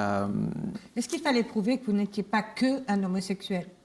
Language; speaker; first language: French; native; French